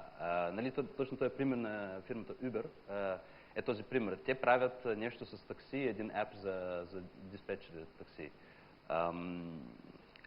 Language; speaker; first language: Bulgarian; non-native, fluent; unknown